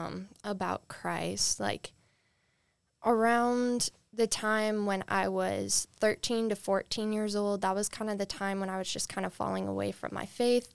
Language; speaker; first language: English; native; English